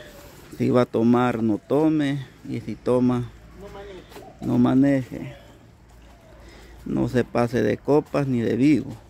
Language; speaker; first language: Spanish; native; Spanish